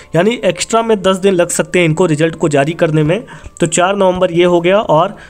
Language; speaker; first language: Hindi; native; Hindi